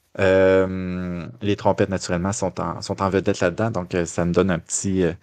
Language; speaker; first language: French; native; French